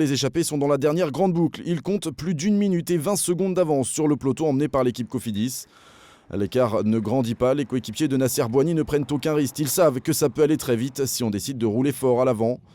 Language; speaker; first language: French; native; French